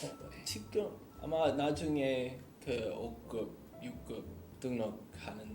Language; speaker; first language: Korean; non-native, learner; English